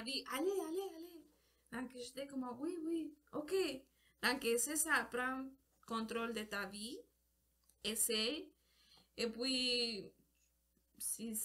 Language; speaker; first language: French; non-native, learner; Spanish